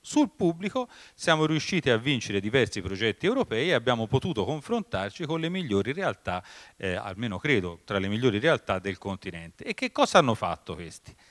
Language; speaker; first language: Italian; native; Italian